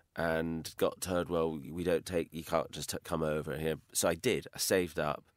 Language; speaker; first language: English; native; English